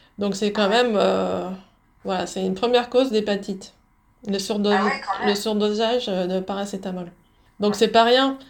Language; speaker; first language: French; early bilingual, other home language; Dutch